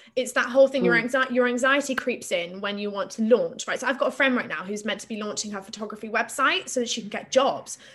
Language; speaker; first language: English; native; English